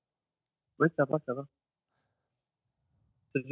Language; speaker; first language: French; non-native, learner; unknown